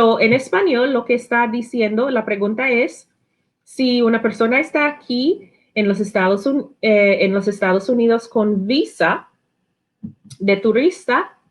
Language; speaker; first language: Spanish; non-native, learner; English